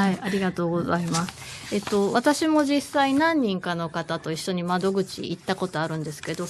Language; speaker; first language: Japanese; native; Japanese